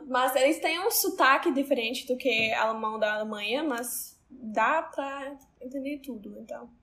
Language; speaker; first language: Portuguese; non-native, learner; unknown